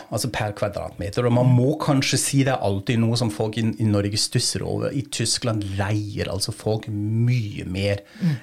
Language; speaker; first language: Norwegian; non-native, fluent; German